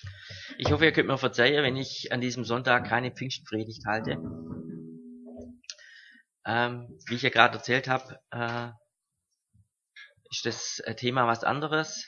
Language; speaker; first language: German; native; German